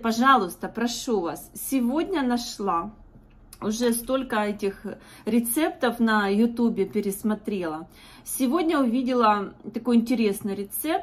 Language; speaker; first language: Russian; native; Russian